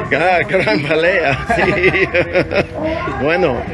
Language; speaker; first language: Spanish; non-native, learner; English